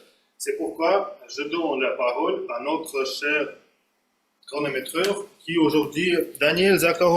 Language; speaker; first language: French; non-native, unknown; Russian